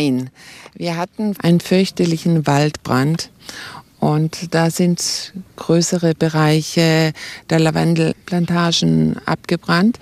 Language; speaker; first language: German; native; German